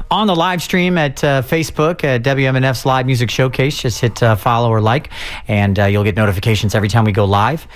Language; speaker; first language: English; native; English